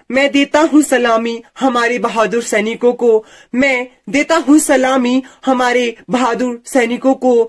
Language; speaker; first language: Hindi; native; Hindi